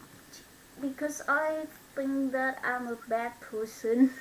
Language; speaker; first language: English; non-native, learner; Vietnamese